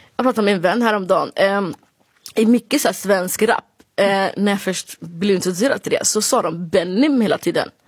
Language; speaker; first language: Swedish; early bilingual, other home language; Somali